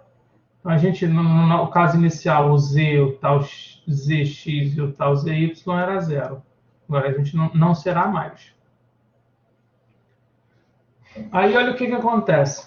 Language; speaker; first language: Portuguese; native; Portuguese